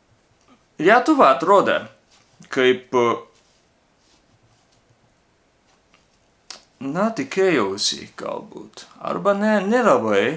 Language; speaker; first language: Lithuanian; non-native, learner; Japanese